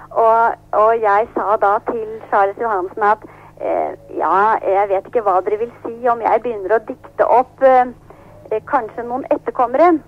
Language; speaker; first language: Norwegian; native; Norwegian